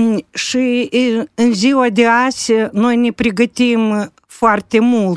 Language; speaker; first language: Romanian; non-native, local second language; Russian